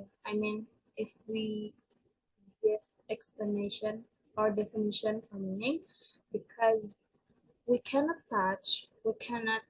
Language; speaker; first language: English; non-native, learner; Indonesian